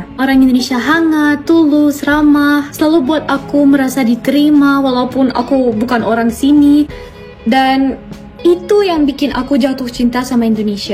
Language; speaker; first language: Indonesian; non-native, fluent; German